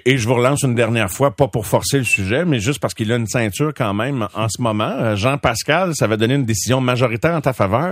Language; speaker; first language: French; native; French